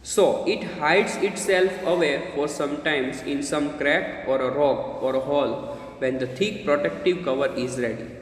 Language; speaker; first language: English; non-native, local second language; Gujarati